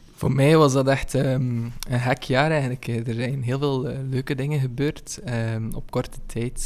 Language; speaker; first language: Dutch; native; Dutch